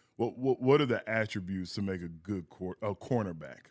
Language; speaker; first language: English; native; English